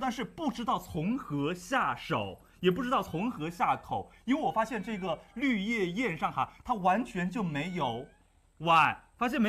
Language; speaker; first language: Chinese; native; Chinese